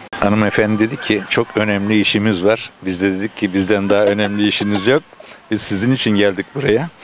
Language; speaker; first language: Turkish; early bilingual, other home language; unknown